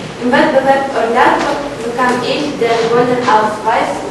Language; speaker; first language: German; non-native, learner; Ukrainian